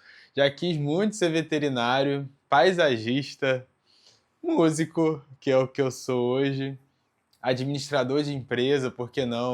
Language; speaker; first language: Portuguese; native; Portuguese